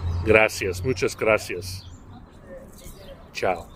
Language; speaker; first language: Spanish; non-native, learner; English